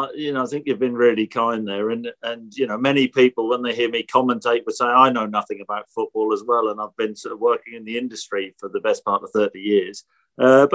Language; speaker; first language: English; native; English